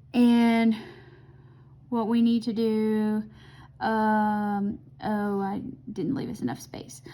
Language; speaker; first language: English; native; English